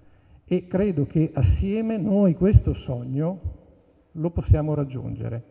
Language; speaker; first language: Italian; native; Italian